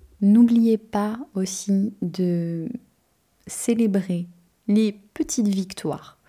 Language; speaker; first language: French; native; French